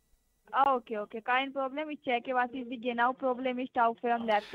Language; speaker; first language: German; non-native, learner; Hindi